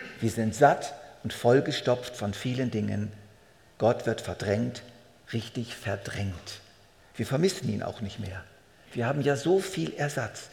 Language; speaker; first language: German; native; German